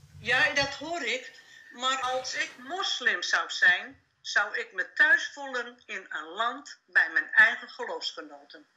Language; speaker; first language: Dutch; non-native, local second language; Western Frisian